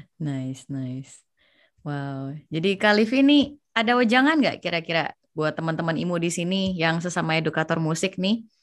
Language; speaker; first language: Indonesian; native; Indonesian